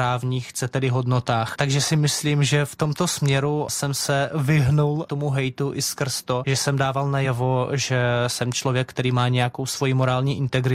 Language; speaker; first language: Czech; non-native, fluent; Russian